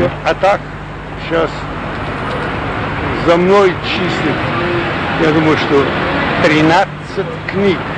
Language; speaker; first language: Russian; non-native, local second language; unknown